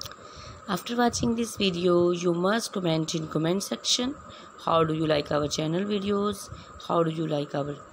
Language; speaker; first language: English; non-native, learner; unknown